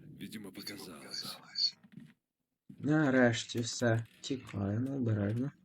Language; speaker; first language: Ukrainian; non-native, local second language; Russian